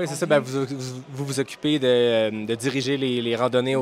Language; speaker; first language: French; native; French